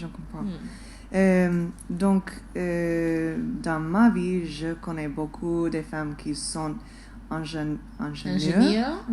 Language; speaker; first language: French; non-native, fluent; English